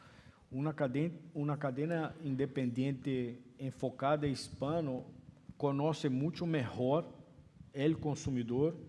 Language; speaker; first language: Spanish; non-native, fluent; Portuguese